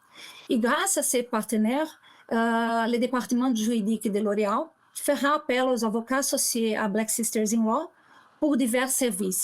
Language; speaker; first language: French; non-native, learner; Portuguese